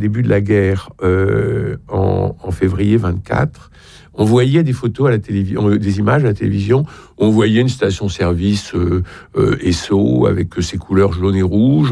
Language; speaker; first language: French; native; French